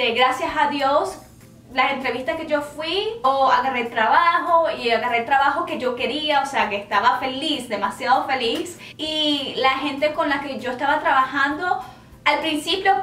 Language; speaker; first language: Spanish; early bilingual, heritage; Spanish